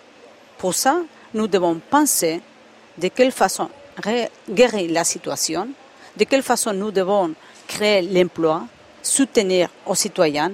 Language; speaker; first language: French; non-native, fluent; Spanish